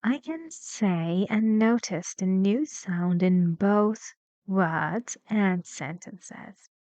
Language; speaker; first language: English; non-native, fluent; Persian